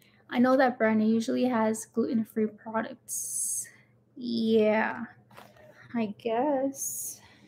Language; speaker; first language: English; early bilingual, other home language; Spanish